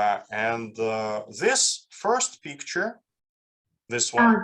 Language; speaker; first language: English; non-native, fluent; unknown